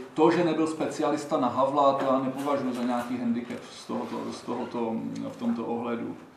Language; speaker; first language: Czech; native; Czech